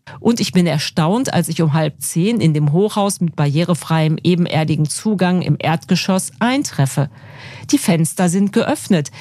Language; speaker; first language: German; native; German